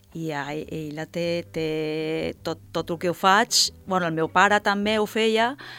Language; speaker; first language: Catalan; non-native, fluent; Italian